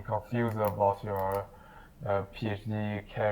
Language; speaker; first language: English; non-native, learner; Chinese